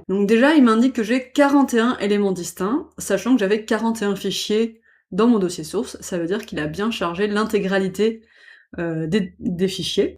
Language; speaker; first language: French; native; French